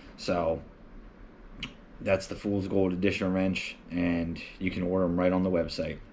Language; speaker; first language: English; native; English